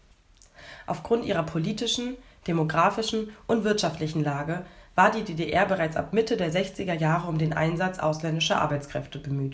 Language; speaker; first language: German; native; German